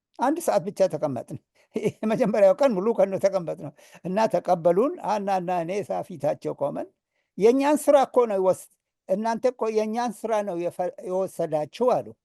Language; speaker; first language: Amharic; non-native, local second language; Oromo